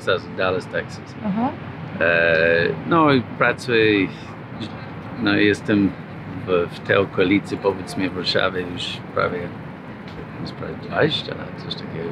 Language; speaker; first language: Polish; non-native, fluent; English